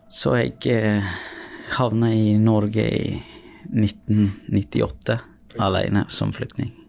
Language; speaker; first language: Norwegian; early bilingual, other home language; Sinhala